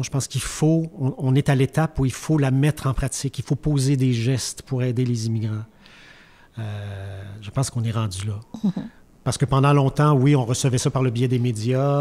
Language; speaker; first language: French; native; French